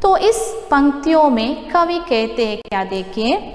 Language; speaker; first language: Hindi; non-native, local second language; Malayalam